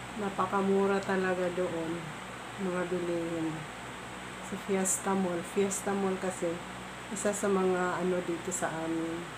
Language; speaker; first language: Filipino; non-native, local second language; Cebuano